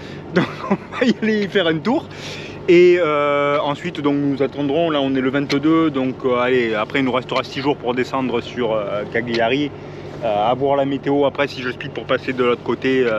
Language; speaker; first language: French; native; French